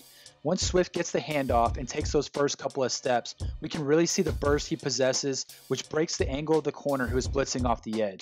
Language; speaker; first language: English; native; English